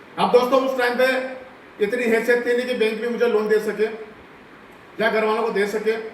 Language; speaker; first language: Hindi; non-native, local second language; Rajasthani